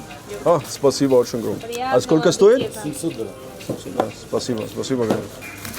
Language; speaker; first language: Russian; non-native, learner; Arabic